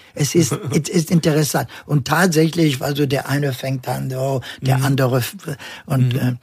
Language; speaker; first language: German; non-native, fluent; French